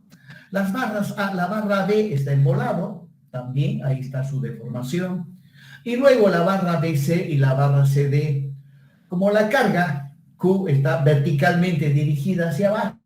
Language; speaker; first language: Spanish; native; Spanish